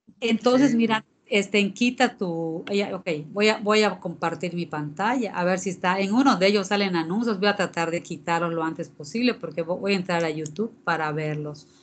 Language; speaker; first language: Spanish; native; Spanish